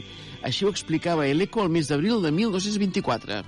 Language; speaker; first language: Catalan; native; Catalan